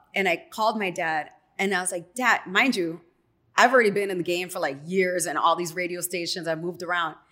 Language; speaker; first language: English; native; English